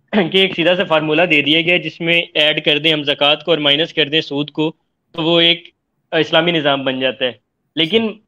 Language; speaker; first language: Urdu; native; Urdu